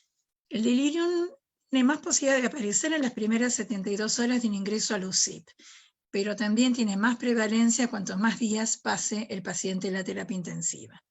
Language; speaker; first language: Spanish; native; Spanish